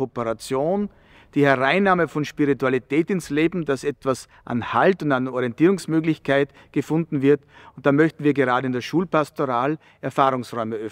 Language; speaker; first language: German; native; German